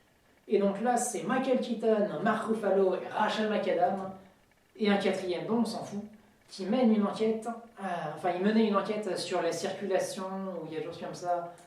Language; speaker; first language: French; native; French